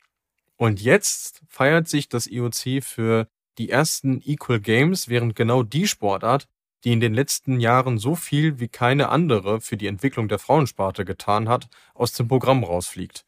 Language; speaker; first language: German; native; German